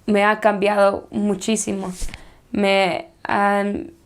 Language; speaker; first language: Spanish; early bilingual, other home language; English